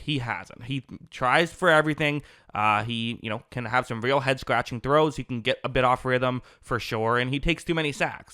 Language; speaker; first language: English; native; English